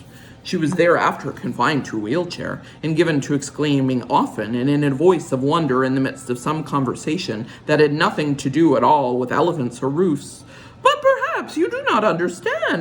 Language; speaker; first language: English; native; English